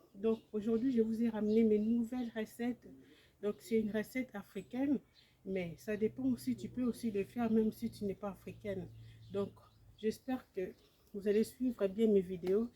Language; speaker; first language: French; non-native, local second language; Lingala